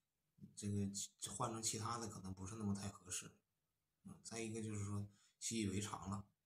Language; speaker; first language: Chinese; native; Chinese